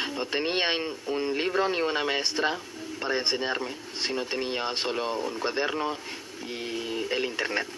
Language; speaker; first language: Spanish; non-native, fluent; Filipino